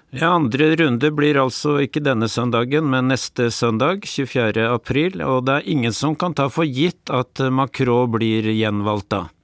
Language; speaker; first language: Norwegian; native; Norwegian